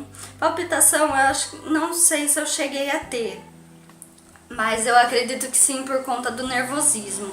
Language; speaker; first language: Portuguese; native; Portuguese